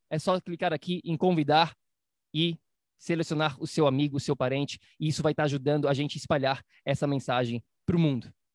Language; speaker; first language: Portuguese; native; Portuguese